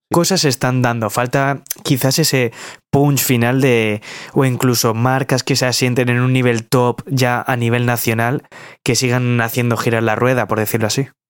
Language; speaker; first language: Spanish; native; Spanish